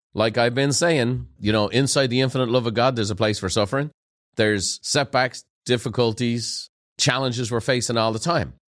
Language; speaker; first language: English; native; English